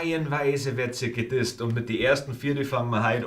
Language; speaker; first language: German; native; German